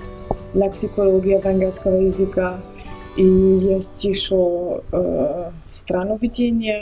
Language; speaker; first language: Russian; non-native, fluent; Hungarian